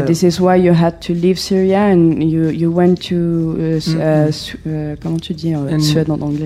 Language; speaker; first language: English; non-native, learner; French